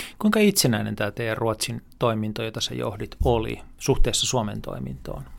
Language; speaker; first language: Finnish; native; Finnish